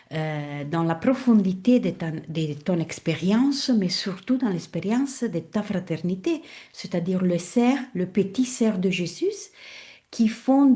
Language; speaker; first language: French; non-native, fluent; Italian